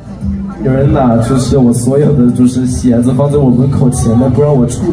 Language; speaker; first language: Chinese; non-native, fluent; Thai